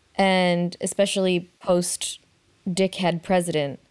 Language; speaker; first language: English; native; English